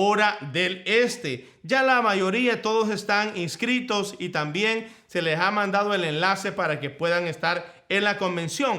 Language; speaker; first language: Spanish; native; Spanish